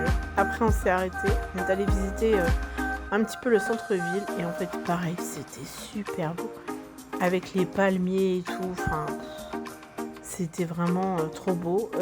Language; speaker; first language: French; native; French